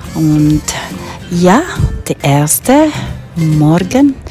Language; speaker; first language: German; non-native, fluent; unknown